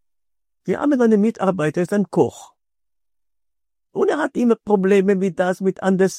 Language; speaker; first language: German; non-native, fluent; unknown